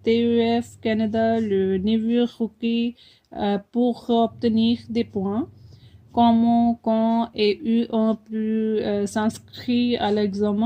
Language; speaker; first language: French; non-native, fluent; Punjabi